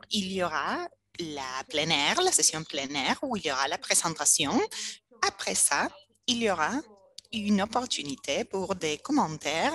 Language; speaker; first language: French; non-native, fluent; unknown